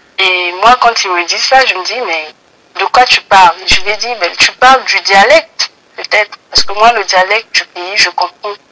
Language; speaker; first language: French; non-native, local second language; Lingala